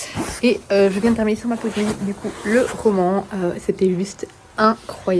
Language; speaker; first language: French; native; French